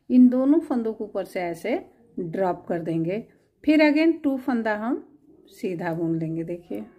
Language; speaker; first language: Hindi; native; Hindi